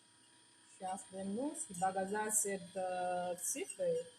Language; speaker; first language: Russian; non-native, learner; Chinese